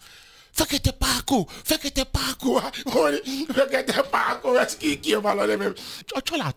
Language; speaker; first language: Hungarian; non-native, fluent; Yoruba